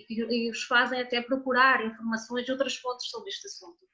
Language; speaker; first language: Portuguese; native; Portuguese